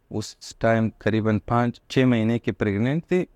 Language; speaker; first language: Urdu; non-native, fluent; Pashto